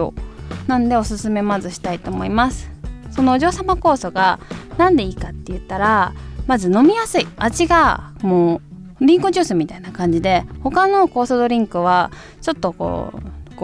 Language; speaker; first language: Japanese; native; Japanese